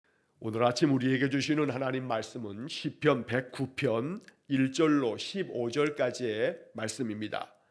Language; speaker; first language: Korean; native; Korean